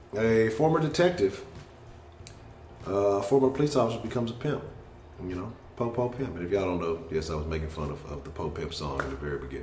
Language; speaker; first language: English; native; English